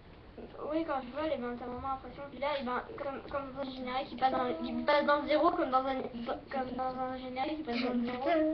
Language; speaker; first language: French; native; French